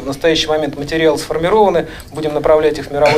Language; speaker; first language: Russian; native; Russian